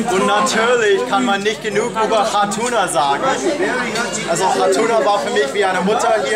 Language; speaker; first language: German; non-native, fluent; English